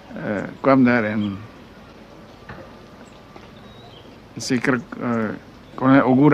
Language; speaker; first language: Dutch; non-native, local second language; Minangkabau